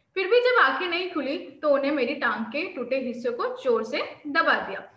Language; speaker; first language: Hindi; non-native, local second language; Marathi